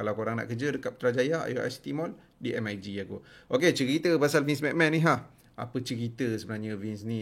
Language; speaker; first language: Malay; native; Malay